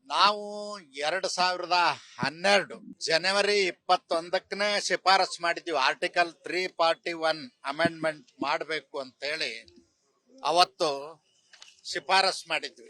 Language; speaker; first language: Kannada; native; Kannada